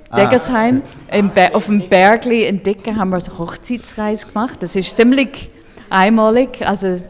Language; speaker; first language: German; non-native, fluent; English